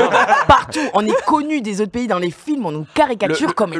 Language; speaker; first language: French; native; French